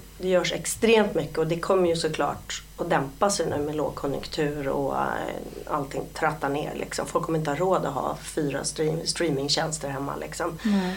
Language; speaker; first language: Swedish; early bilingual, other home language; Polish